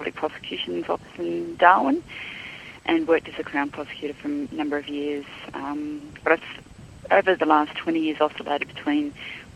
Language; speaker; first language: English; native; English